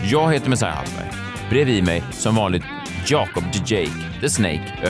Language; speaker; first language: Swedish; native; Swedish